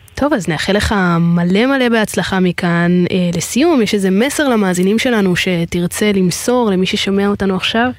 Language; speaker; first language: Hebrew; native; Hebrew